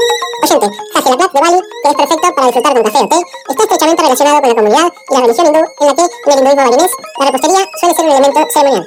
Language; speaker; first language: Spanish; non-native, fluent; Indonesian